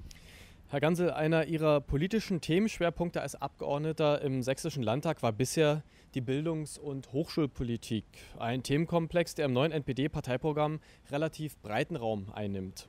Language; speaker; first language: German; native; German